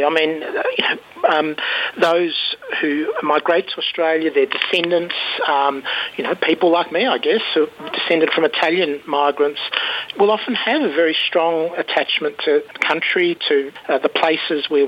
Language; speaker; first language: English; native; English